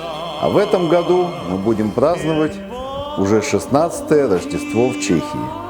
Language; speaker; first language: Russian; native; Russian